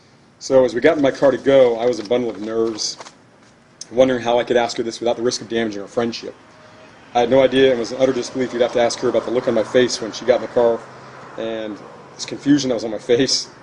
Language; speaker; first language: English; native; English